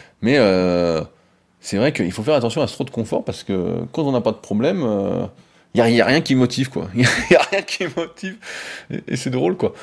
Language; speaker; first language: French; native; French